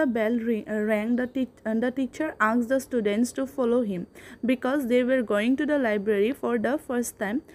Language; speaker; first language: English; non-native, local second language; Assamese